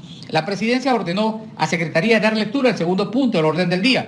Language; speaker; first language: Spanish; native; Spanish